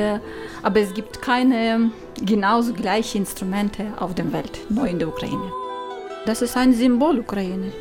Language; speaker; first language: German; non-native, learner; Ukrainian